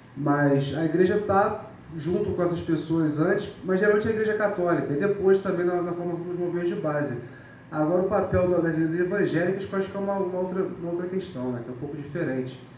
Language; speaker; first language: Portuguese; native; Portuguese